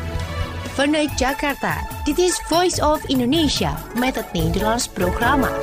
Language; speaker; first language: Dutch; non-native, learner; Indonesian